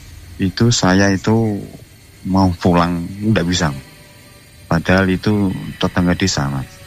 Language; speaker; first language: Indonesian; non-native, local second language; Javanese